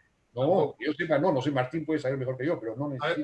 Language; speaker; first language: Spanish; native; Spanish